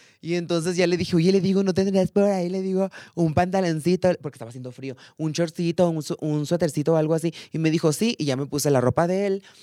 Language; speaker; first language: Spanish; native; Spanish